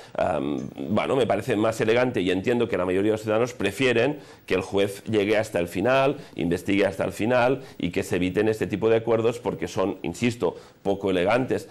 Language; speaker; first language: Spanish; non-native, local second language; Catalan